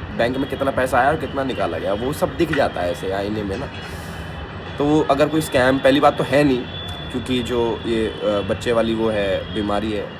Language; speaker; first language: Hindi; native; Hindi